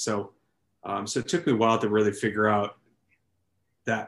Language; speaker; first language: English; native; English